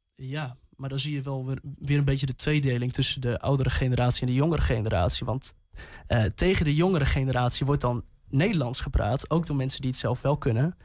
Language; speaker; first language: Dutch; native; Dutch